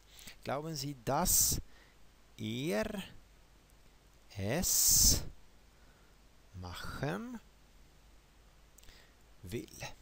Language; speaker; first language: German; non-native, fluent; Swedish